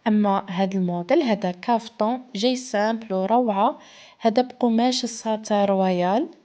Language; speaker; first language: Arabic; native; Arabic